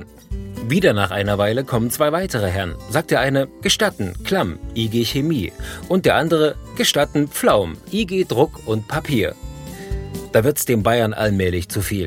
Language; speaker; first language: German; native; German